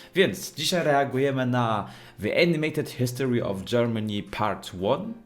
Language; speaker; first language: Polish; early bilingual, heritage; Polish